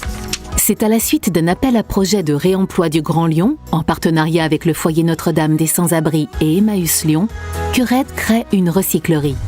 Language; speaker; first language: French; native; French